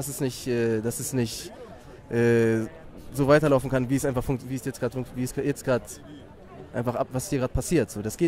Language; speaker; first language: German; native; German